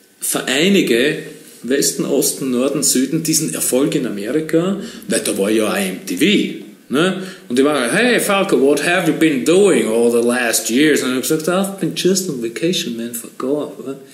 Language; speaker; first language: German; native; German